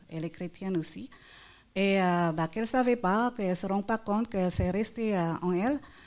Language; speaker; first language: French; non-native, fluent; Indonesian